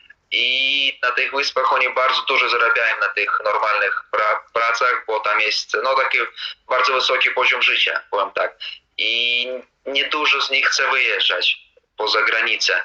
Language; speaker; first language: Polish; non-native, fluent; Latvian